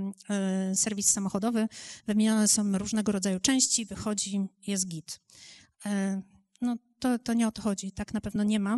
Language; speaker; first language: Polish; native; Polish